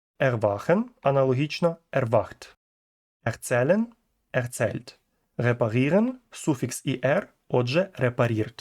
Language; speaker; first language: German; non-native, fluent; Ukrainian